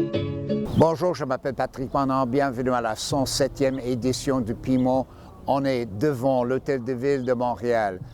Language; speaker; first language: French; non-native, fluent; English